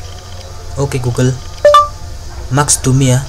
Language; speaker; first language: German; non-native, learner; Indonesian